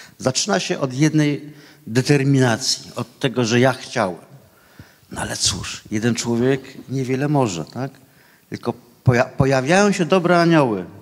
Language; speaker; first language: Polish; native; Polish